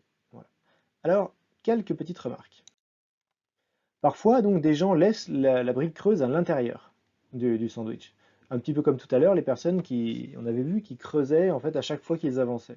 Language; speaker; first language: French; native; French